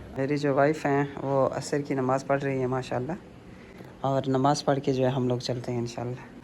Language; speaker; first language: Urdu; non-native, local second language; Punjabi